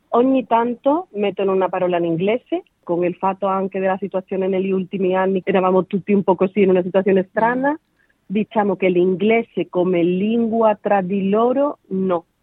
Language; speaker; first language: Italian; non-native, fluent; Spanish